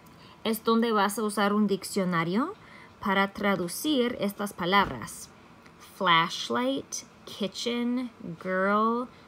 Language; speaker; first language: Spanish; non-native, fluent; English